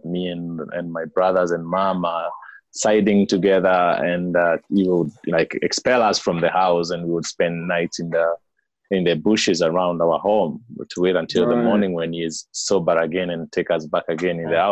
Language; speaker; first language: English; non-native, local second language; Kikuyu